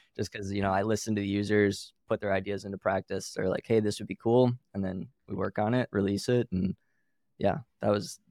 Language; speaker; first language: English; native; English